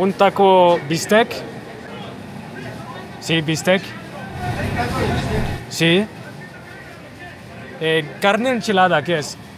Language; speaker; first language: Spanish; non-native, learner; French